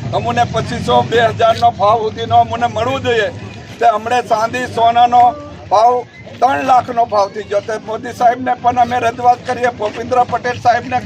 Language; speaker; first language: Gujarati; non-native, local second language; Rathawi